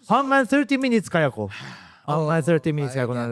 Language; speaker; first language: Filipino; non-native, fluent; Japanese